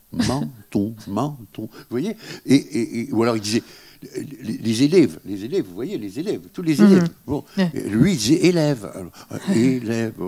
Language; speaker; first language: French; non-native, local second language; Arabic